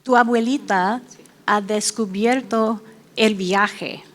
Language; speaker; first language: Spanish; non-native, learner; English